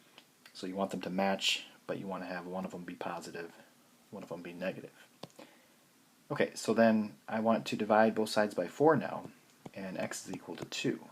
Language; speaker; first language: English; native; English